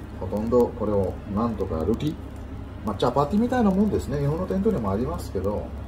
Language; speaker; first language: Japanese; non-native, fluent; Bangla